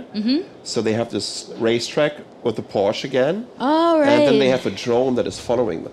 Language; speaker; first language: English; non-native, fluent; German